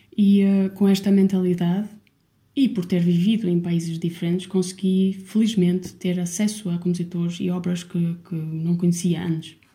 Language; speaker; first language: Portuguese; non-native, fluent; Albanian